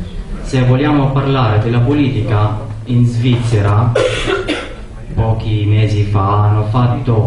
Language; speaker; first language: Italian; non-native, learner; Arabic